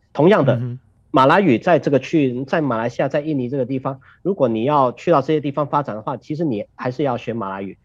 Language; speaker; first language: Chinese; native; Chinese